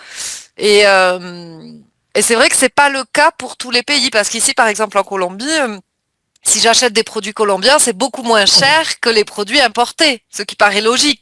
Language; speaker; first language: French; native; French